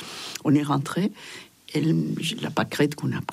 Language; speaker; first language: French; non-native, fluent; Spanish